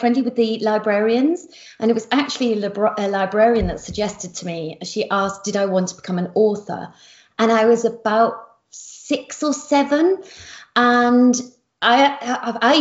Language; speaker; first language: English; native; English